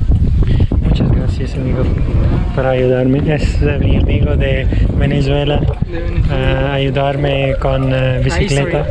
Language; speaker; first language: Spanish; non-native, learner; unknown